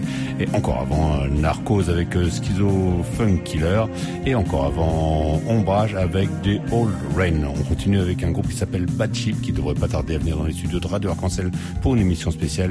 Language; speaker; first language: French; native; French